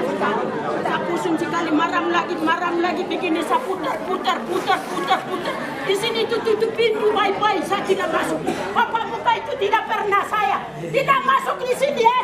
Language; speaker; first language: Indonesian; non-native, local second language; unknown